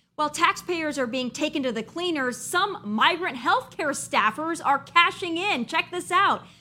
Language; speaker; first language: English; native; English